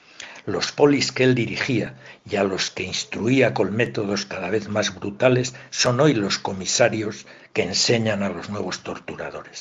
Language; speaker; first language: Spanish; native; Spanish